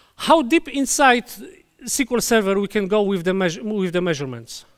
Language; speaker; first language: English; non-native, fluent; Polish